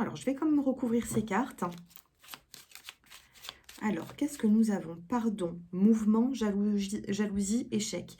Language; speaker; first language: French; native; French